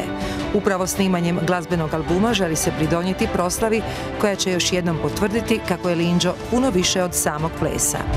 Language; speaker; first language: Serbian; native; Serbian